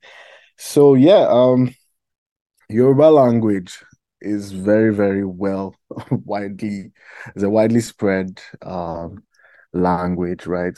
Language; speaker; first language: English; non-native, local second language; Yoruba